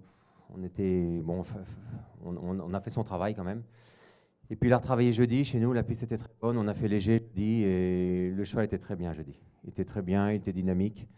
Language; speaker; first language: French; native; French